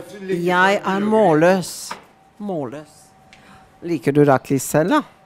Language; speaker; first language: Norwegian; native; Norwegian